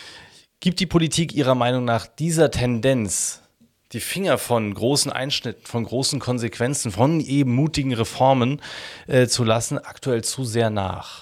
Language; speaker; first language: German; native; German